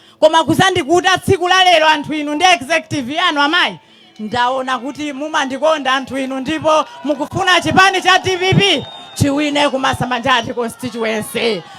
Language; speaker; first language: Nyanja; native; Nyanja